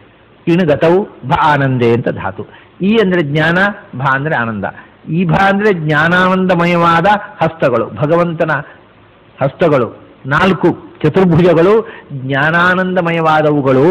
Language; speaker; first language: Kannada; native; Kannada